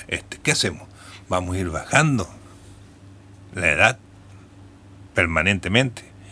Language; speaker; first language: Spanish; native; Spanish